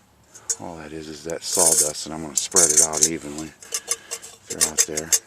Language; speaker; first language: English; native; English